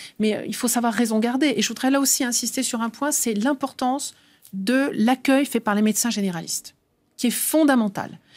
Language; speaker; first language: French; native; French